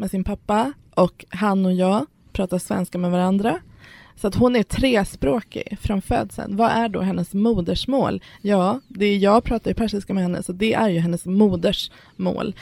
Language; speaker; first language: Swedish; early bilingual, other home language; Persian